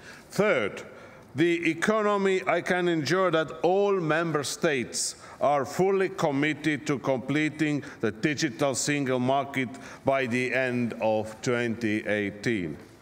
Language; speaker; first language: English; non-native, fluent; Estonian